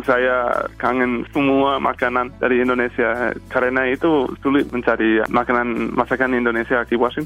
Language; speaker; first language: Indonesian; non-native, fluent; English